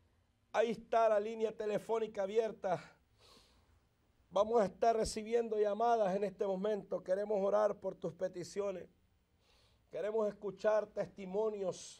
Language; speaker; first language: Spanish; native; Spanish